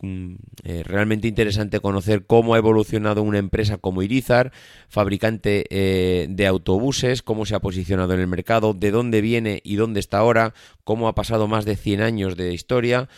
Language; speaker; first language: Spanish; native; Spanish